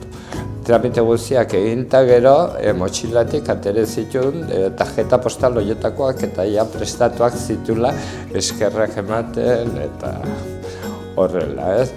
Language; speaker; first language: Basque; non-native, local second language; Spanish